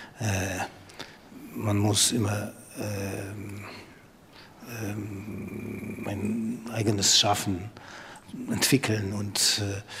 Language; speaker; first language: German; non-native, learner; Polish